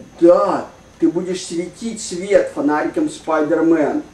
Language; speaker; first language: Russian; native; Russian